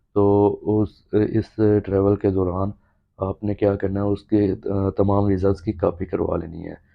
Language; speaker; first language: Urdu; non-native, local second language; Punjabi